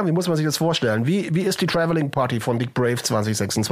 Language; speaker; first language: German; native; German